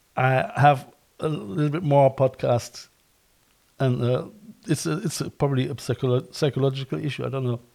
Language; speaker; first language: English; non-native, fluent; German